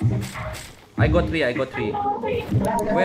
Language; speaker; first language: English; non-native, learner; Indonesian